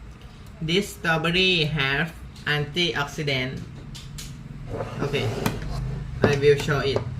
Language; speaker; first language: English; non-native, learner; Thai